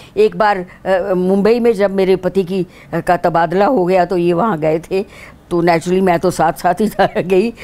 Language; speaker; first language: Hindi; non-native, local second language; Dogri